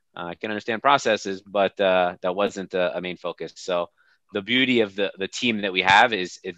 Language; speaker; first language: English; native; English